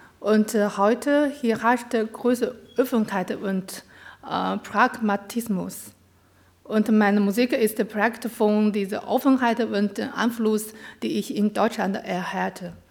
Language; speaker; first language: German; non-native, learner; Chinese